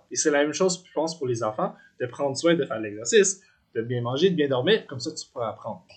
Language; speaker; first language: French; native; French